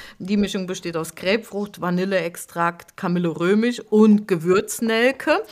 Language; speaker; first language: German; native; German